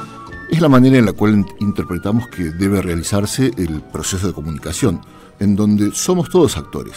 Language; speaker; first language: Spanish; native; Spanish